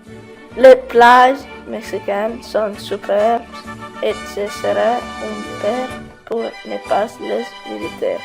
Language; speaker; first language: French; non-native, learner; Spanish